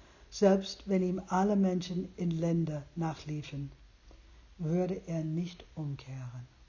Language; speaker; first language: German; non-native, fluent; English